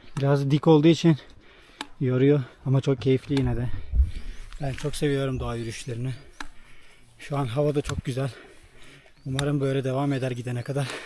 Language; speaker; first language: Turkish; native; Turkish